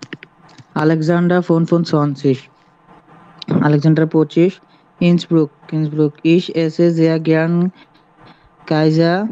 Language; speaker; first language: German; non-native, learner; Bangla